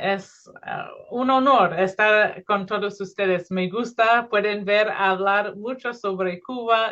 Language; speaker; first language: Spanish; non-native, fluent; English